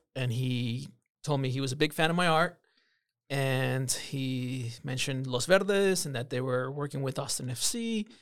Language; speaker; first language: English; early bilingual, other home language; Spanish